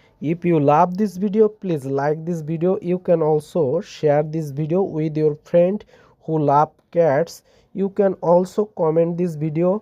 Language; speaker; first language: English; non-native, learner; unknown